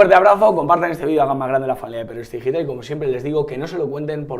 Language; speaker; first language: Spanish; native; Spanish